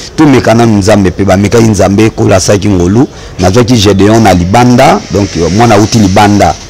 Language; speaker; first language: Lingala; native; Lingala